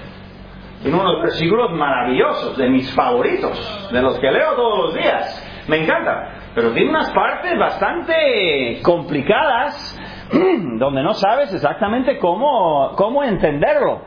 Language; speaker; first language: Spanish; non-native, fluent; English